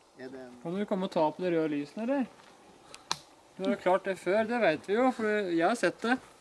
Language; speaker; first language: Norwegian; native; Norwegian